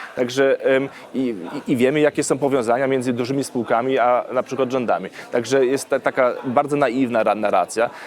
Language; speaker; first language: Polish; early bilingual, heritage; Polish